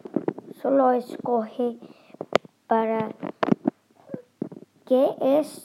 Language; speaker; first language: Spanish; early bilingual, heritage; Spanish